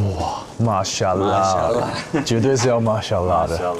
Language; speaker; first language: Chinese; native; Chinese